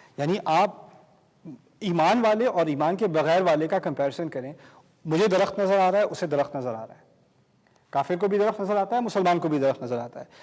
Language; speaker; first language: Urdu; early bilingual, heritage; Urdu